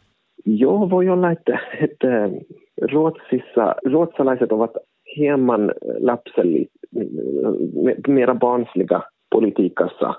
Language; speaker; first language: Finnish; non-native, local second language; Swedish